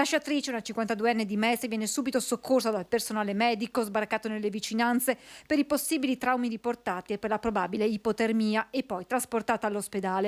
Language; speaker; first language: Italian; native; Italian